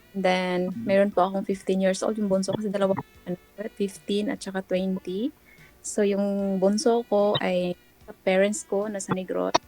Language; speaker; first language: Filipino; non-native, local second language; Cebuano